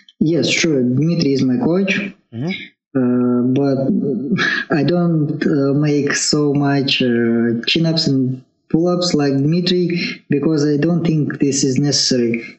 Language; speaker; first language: English; non-native, learner; Russian